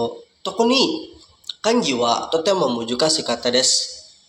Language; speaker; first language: Japanese; non-native, learner; Indonesian